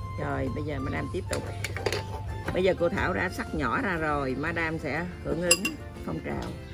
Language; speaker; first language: Vietnamese; early bilingual, heritage; Vietnamese